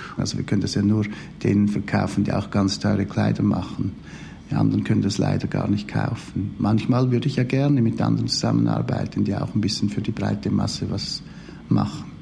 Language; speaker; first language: German; native; German